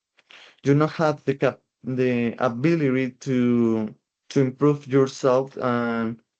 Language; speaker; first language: English; non-native, learner; Spanish